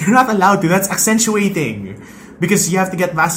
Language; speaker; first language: English; non-native, local second language; Filipino